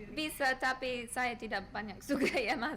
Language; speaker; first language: Indonesian; non-native, learner; English